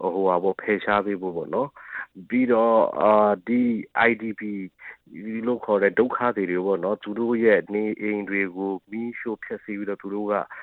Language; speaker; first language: Burmese; non-native, local second language; Rohingya